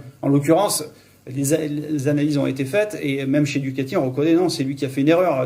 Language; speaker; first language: French; native; French